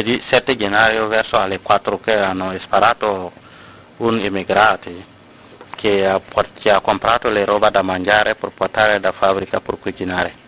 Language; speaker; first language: Italian; non-native, learner; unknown